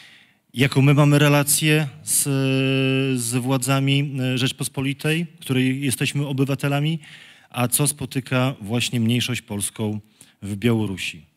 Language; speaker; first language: Polish; non-native, local second language; Belarusian